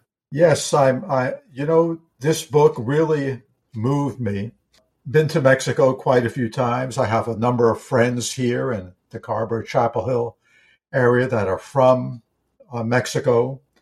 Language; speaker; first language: English; native; English